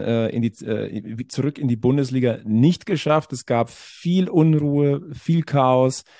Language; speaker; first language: German; native; German